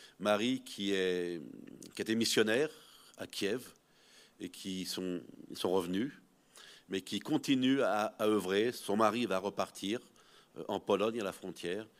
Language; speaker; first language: French; native; French